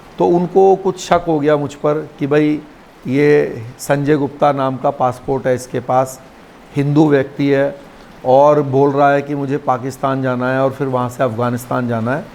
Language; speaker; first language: Hindi; native; Hindi